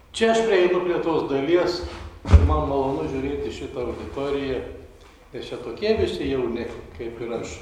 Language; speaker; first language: Lithuanian; native; Lithuanian